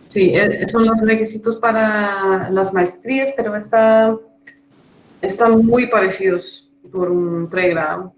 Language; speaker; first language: Spanish; non-native, fluent; Dutch